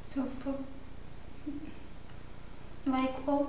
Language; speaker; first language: English; non-native, learner; Russian